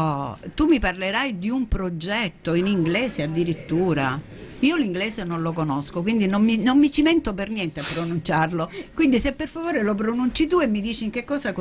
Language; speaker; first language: Italian; native; Italian